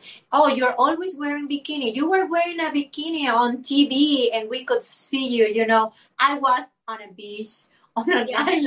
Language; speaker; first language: English; non-native, fluent; Spanish